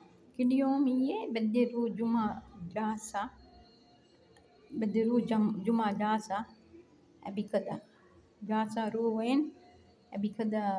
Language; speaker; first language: Arabic; non-native, learner; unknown